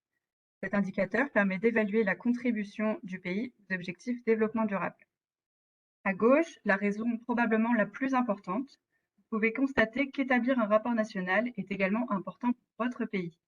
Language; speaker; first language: French; native; French